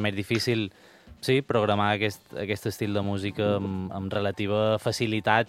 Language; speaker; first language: Catalan; native; Catalan